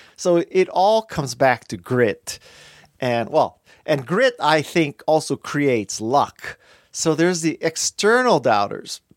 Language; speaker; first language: English; native; English